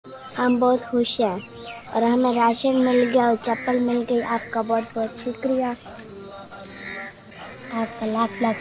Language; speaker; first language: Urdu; non-native, local second language; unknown